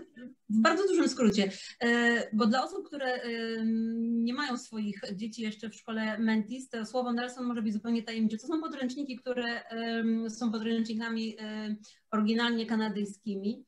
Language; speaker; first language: Polish; native; Polish